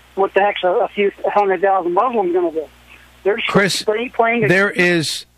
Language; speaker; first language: English; native; English